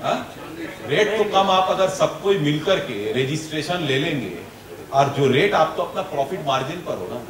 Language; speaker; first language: Hindi; non-native, local second language; Bangla